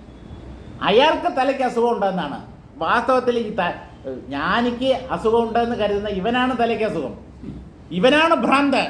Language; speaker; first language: Malayalam; native; Malayalam